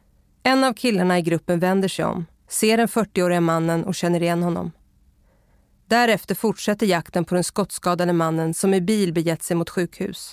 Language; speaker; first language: Swedish; native; Swedish